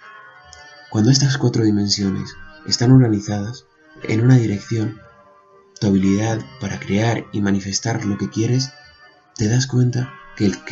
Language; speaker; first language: Spanish; native; Spanish